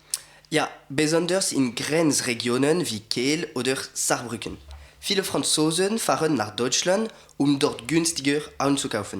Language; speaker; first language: German; non-native, learner; French